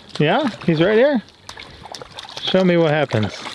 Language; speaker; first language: English; native; English